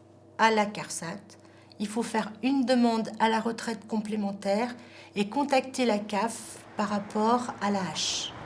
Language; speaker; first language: French; native; French